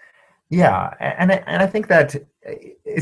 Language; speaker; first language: English; native; English